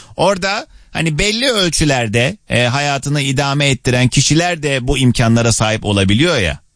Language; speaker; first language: Turkish; native; Turkish